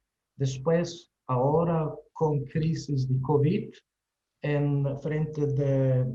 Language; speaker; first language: Spanish; non-native, fluent; Slovenian